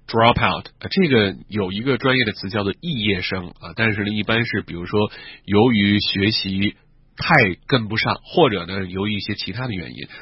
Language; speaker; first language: Chinese; native; Chinese